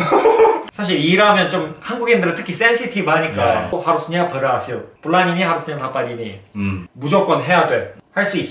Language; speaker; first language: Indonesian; non-native, fluent; Korean